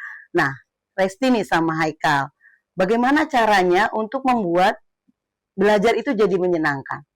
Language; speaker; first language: Indonesian; native; Indonesian